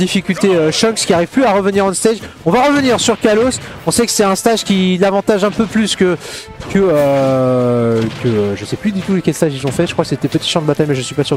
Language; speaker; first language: French; native; French